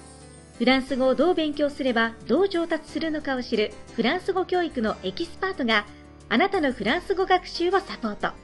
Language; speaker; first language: Japanese; native; Japanese